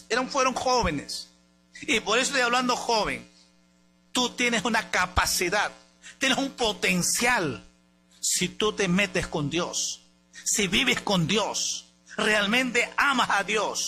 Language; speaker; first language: Spanish; native; Spanish